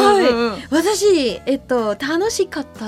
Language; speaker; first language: Japanese; non-native, learner; English